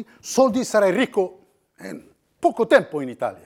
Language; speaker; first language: Italian; non-native, fluent; Arabic